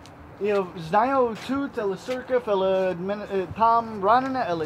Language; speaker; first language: Russian; non-native, learner; English